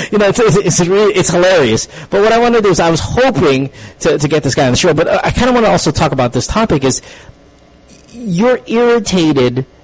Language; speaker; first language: English; non-native, local second language; Filipino